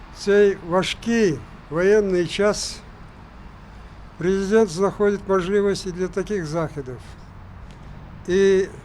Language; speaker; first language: Ukrainian; non-native, local second language; Crimean Tatar